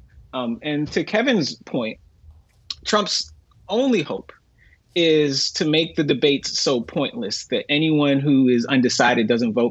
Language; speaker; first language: English; native; English